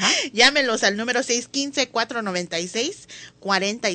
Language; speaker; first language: Spanish; early bilingual, heritage; Spanish